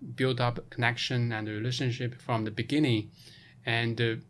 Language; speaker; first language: English; non-native, fluent; Chinese